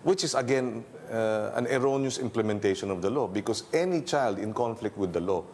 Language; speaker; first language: English; non-native, local second language; Filipino